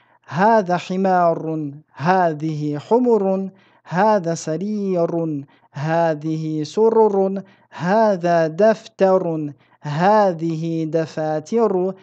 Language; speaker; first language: Arabic; non-native, fluent; French